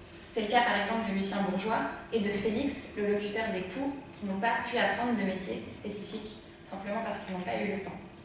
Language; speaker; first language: French; native; French